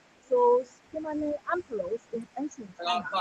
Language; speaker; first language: English; non-native, learner; Chinese